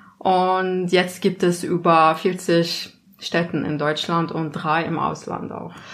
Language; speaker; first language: German; non-native, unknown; Arabic